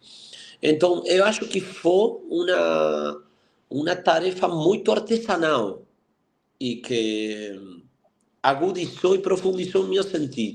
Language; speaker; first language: Portuguese; non-native, fluent; Spanish